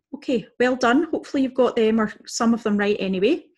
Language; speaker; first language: English; native; English